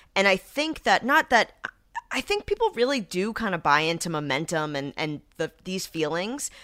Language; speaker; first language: English; native; English